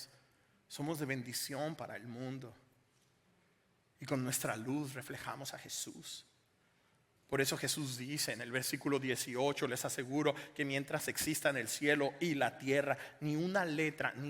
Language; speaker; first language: Spanish; native; Spanish